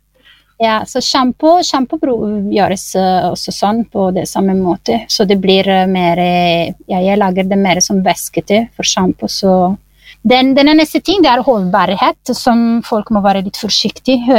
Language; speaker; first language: Norwegian; non-native, fluent; Italian